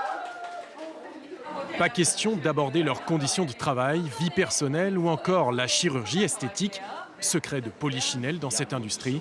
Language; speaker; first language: French; native; French